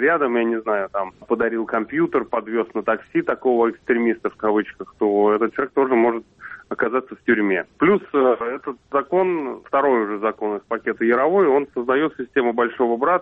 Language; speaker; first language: Russian; native; Russian